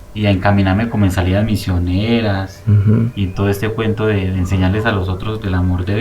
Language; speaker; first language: Spanish; native; Spanish